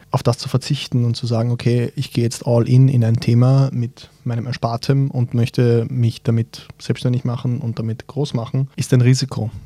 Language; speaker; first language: German; early bilingual, other home language; Bosnian